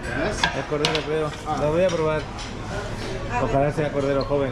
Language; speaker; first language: Spanish; native; Spanish